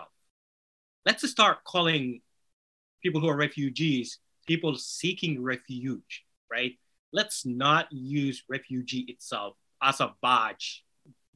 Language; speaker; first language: English; non-native, fluent; Somali